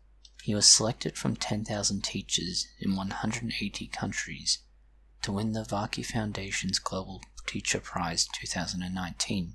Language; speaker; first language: English; native; English